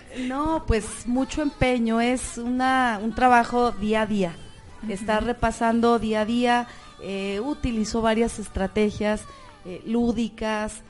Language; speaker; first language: Spanish; native; Spanish